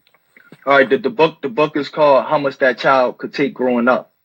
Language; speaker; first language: English; native; English